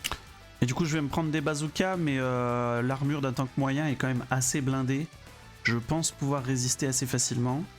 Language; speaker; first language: French; native; French